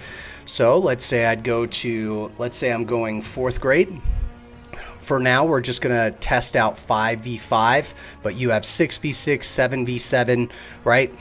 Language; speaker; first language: English; native; English